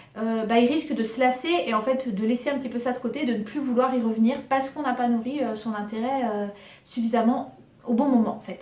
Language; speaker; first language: French; native; French